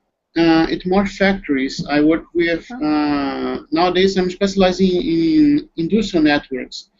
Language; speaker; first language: English; non-native, learner; Portuguese